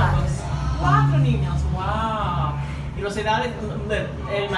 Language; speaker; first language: Spanish; non-native, learner; English